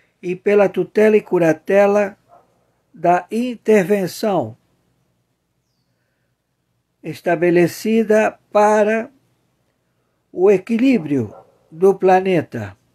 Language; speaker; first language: Portuguese; native; Portuguese